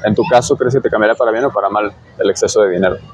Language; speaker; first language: Spanish; native; Spanish